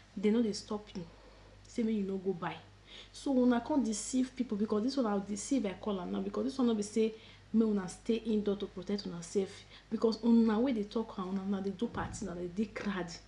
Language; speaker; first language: Nigerian Pidgin; native; Nigerian Pidgin